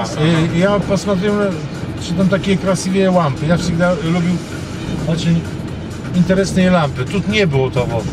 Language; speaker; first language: Russian; non-native, learner; Polish